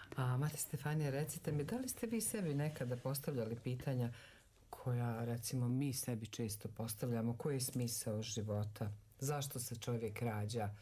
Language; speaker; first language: Serbian; native; Serbian